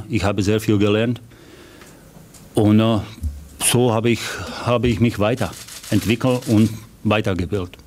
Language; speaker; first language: German; non-native, fluent; Slovak